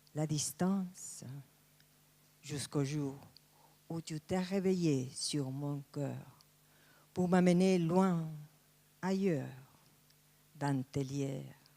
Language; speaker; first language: French; non-native, fluent; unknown